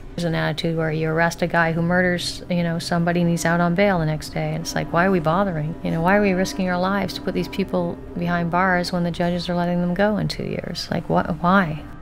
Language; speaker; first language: English; native; English